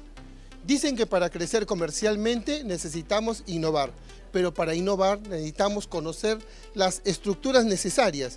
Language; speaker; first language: Spanish; native; Spanish